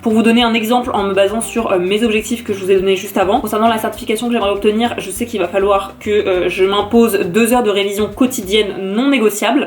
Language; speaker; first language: French; native; French